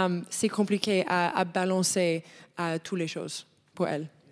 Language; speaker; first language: French; non-native, learner; English